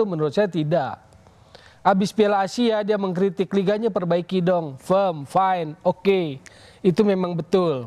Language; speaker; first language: Indonesian; native; Indonesian